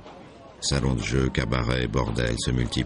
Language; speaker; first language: French; native; French